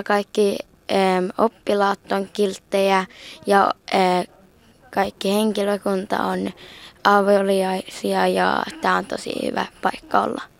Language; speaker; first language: Finnish; early bilingual, heritage; Finnish